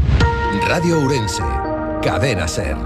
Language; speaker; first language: Spanish; native; Spanish